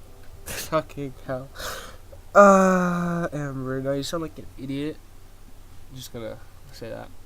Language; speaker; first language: English; native; English